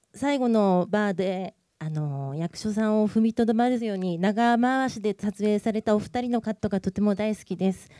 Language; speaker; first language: Japanese; non-native, fluent; Indonesian